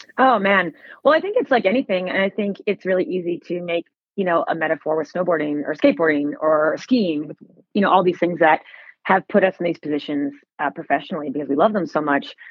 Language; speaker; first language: English; native; English